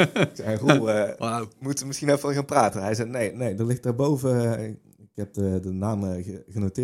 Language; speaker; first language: Dutch; native; Dutch